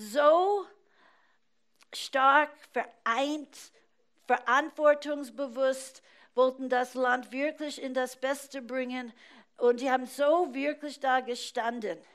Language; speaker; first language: German; non-native, fluent; English